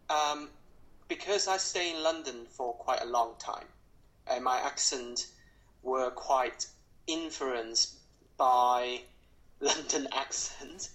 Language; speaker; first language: English; non-native, local second language; Cantonese